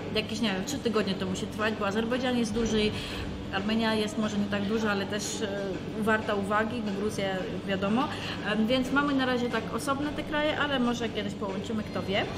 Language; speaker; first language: Polish; non-native, fluent; Georgian